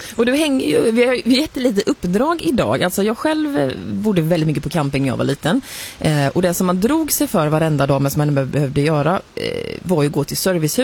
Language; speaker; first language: Swedish; native; Swedish